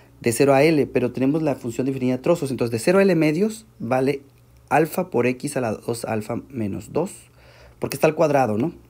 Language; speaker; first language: Spanish; native; Spanish